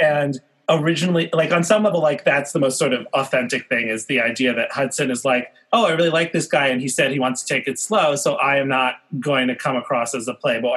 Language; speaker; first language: English; native; English